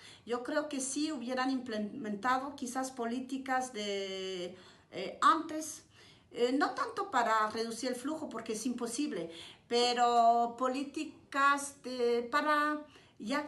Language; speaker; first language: Spanish; non-native, fluent; French